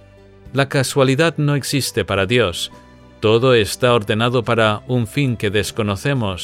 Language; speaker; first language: Spanish; native; Spanish